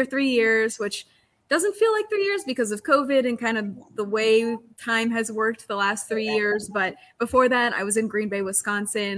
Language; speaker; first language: English; native; English